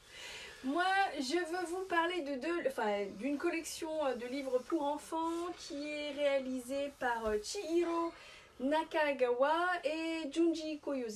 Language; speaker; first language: French; native; French